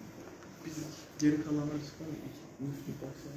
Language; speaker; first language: Turkish; non-native, fluent; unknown